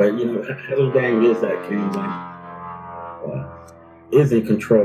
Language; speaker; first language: English; early bilingual, other home language; Spanish